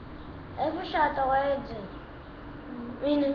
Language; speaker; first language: Hebrew; early bilingual, other home language; Russian